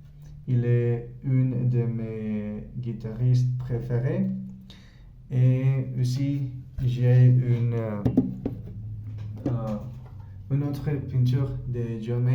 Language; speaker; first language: French; non-native, learner; Spanish